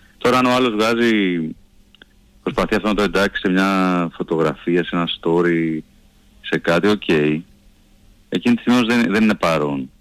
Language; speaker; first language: Greek; native; Greek